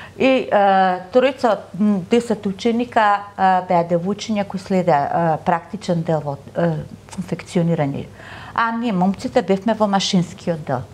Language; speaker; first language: Macedonian; native; Macedonian